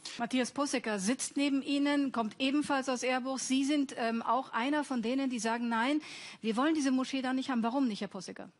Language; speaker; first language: German; native; German